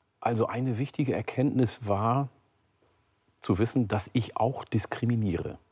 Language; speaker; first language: German; early bilingual, other home language; Oromo